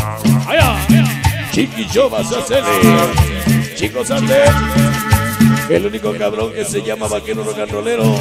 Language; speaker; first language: Spanish; native; Spanish